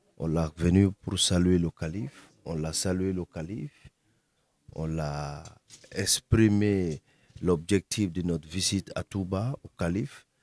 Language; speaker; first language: French; non-native, fluent; Fula